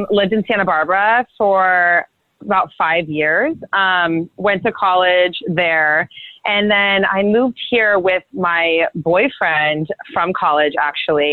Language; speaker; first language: English; native; English